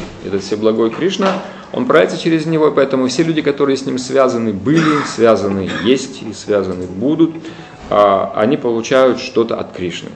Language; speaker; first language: Russian; native; Russian